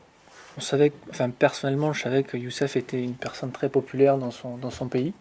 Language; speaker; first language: French; native; French